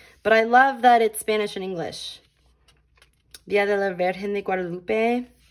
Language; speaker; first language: English; native; English